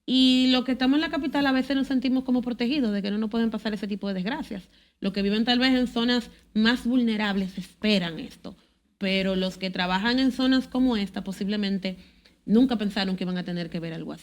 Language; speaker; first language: Spanish; native; Spanish